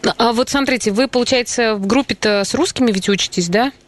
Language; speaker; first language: Russian; native; Russian